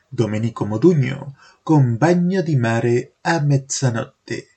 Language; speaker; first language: Italian; non-native, fluent; Spanish